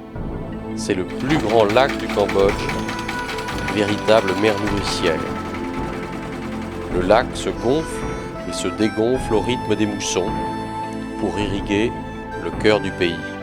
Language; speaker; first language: French; native; French